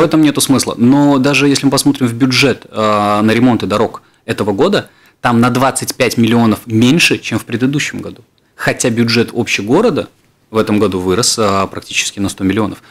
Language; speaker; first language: Russian; native; Russian